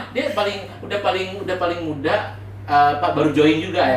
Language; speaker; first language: Indonesian; native; Indonesian